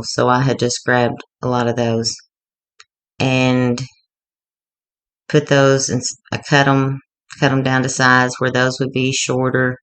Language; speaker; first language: English; native; English